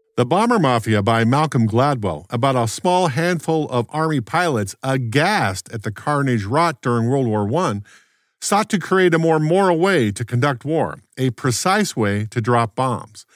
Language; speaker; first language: English; native; English